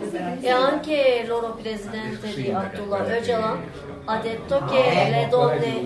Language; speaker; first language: Italian; non-native, learner; Turkish